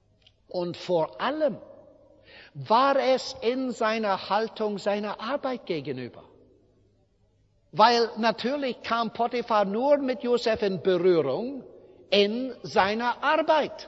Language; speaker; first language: German; non-native, fluent; English